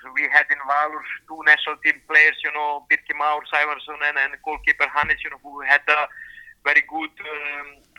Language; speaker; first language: English; non-native, fluent; Serbian